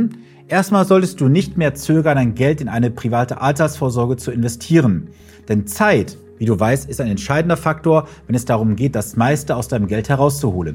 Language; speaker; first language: German; native; German